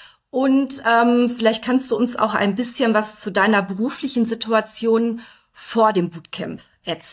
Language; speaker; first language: German; native; German